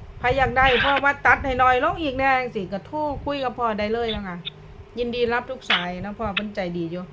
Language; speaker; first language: Thai; non-native, local second language; Lao